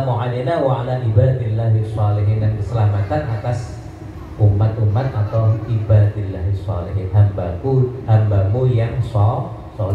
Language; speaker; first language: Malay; non-native, local second language; Javanese